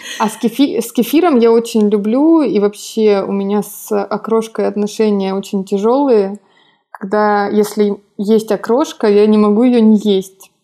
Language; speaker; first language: Russian; native; Russian